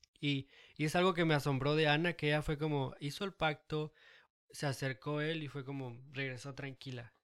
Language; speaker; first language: Spanish; early bilingual, heritage; Spanish